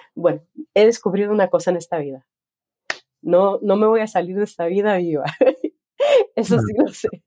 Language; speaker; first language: Spanish; native; Spanish